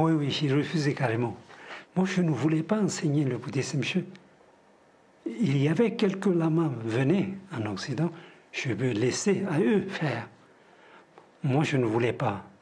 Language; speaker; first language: French; non-native, fluent; Tibetan